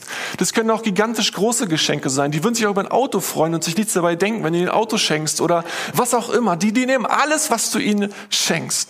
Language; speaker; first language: German; native; German